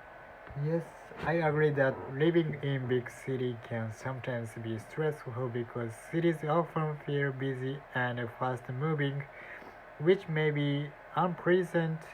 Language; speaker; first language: English; non-native, learner; Japanese